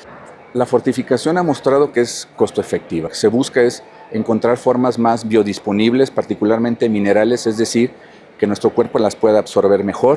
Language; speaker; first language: Spanish; native; Spanish